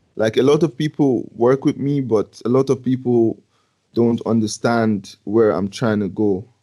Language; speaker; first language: English; non-native, local second language; Yoruba